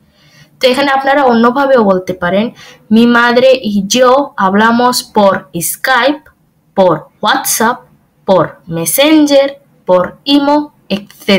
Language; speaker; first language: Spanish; non-native, fluent; Bangla